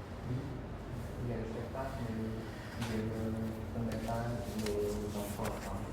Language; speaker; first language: French; non-native, learner; Khmer